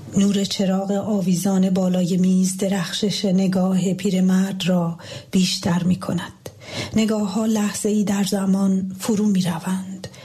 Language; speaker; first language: Persian; native; Persian